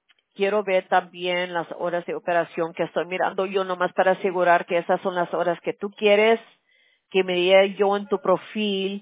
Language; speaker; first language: Spanish; early bilingual, heritage; Spanish